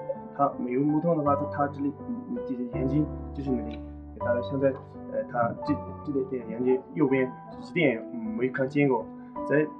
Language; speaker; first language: Chinese; non-native, local second language; Tibetan